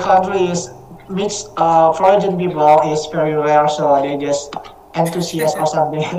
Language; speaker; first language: English; non-native, learner; Indonesian